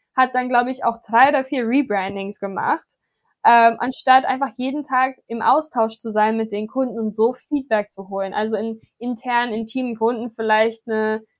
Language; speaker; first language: German; non-native, fluent; English